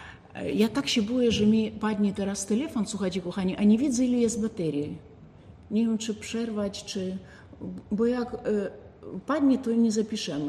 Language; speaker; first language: Polish; non-native, fluent; Ukrainian